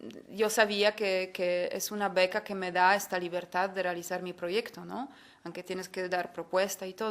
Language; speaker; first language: Spanish; non-native, fluent; Polish